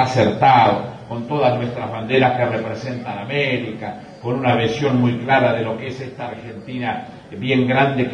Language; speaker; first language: Spanish; native; Spanish